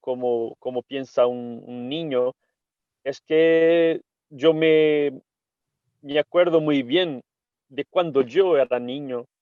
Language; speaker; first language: Spanish; non-native, fluent; Portuguese